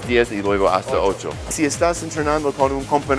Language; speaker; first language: Spanish; non-native, learner; English